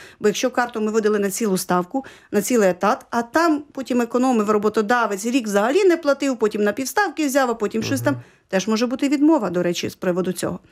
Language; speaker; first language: Ukrainian; native; Ukrainian